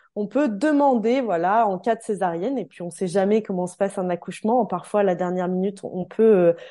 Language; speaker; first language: French; native; French